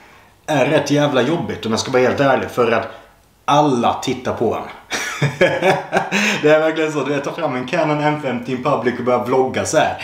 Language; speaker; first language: Swedish; native; Swedish